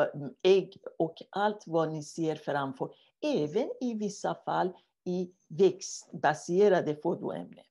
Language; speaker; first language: Swedish; non-native, fluent; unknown